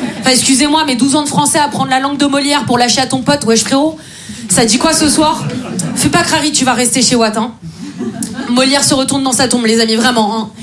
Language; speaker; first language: French; native; French